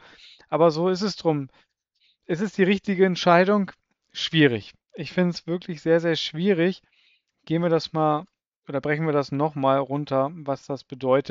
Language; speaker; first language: German; native; German